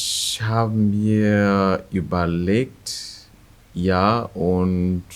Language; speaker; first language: German; non-native, fluent; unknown